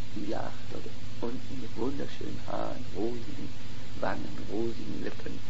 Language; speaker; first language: German; native; German